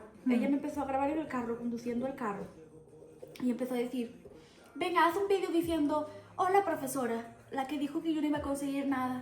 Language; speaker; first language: Spanish; early bilingual, other home language; Portuguese